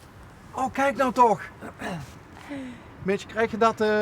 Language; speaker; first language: Dutch; native; Dutch